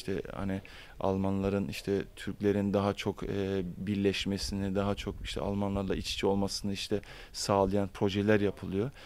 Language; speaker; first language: Turkish; early bilingual, heritage; Turkish